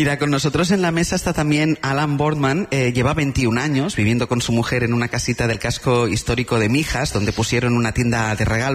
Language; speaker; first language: Spanish; native; Spanish